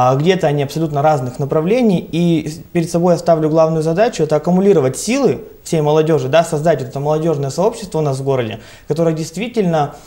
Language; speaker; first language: Russian; native; Russian